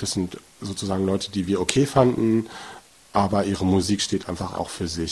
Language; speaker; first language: German; native; German